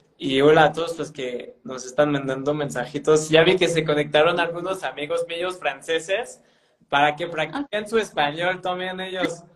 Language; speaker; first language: Spanish; non-native, fluent; French